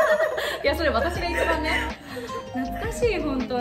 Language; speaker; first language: Japanese; native; Japanese